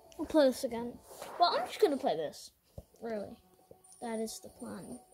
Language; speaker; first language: English; native; English